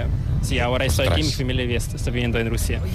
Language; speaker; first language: Spanish; non-native, learner; Korean